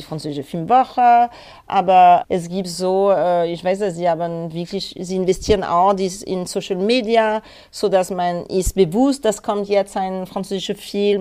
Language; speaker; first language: German; non-native, fluent; French